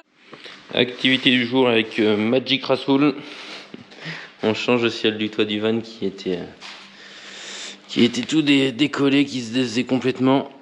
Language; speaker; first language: French; native; French